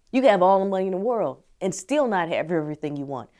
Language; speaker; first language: English; native; English